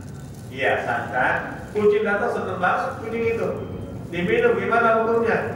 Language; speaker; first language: Indonesian; native; Indonesian